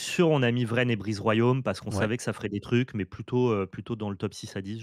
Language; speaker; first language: French; native; French